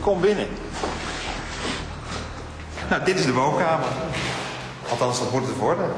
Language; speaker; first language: Dutch; native; Dutch